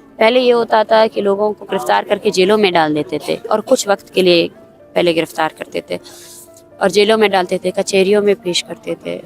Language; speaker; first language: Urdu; non-native, local second language; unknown